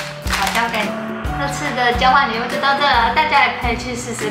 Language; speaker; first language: Chinese; native; Chinese